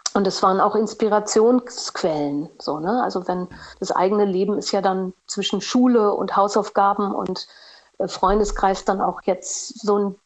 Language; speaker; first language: German; non-native, fluent; Portuguese